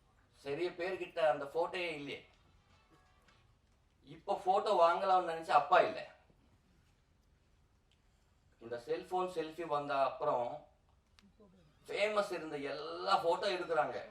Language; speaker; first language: Tamil; non-native, learner; Telugu